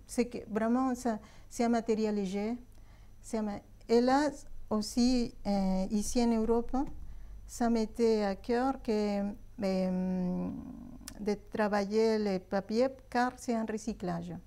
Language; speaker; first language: French; non-native, fluent; Spanish